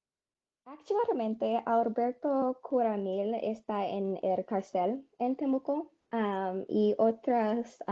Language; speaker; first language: Spanish; non-native, learner; English